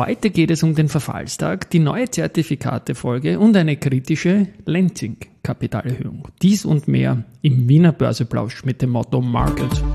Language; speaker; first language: German; native; German